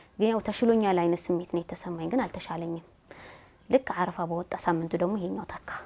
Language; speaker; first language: Amharic; native; Amharic